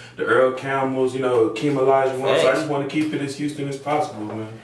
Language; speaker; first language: English; native; English